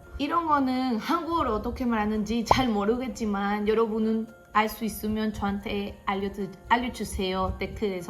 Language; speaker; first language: Korean; non-native, fluent; Spanish